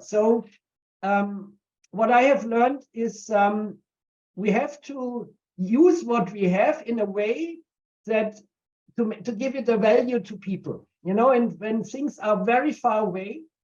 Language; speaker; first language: English; non-native, fluent; German